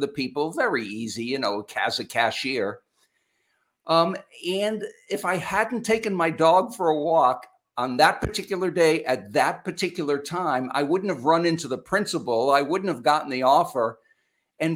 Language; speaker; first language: English; native; English